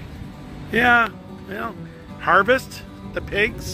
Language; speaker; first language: English; native; English